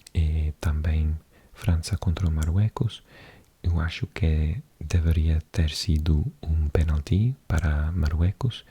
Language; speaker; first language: Portuguese; non-native, learner; English